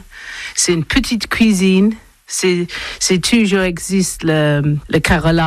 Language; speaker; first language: French; non-native, learner; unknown